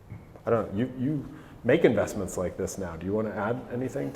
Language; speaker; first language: English; native; English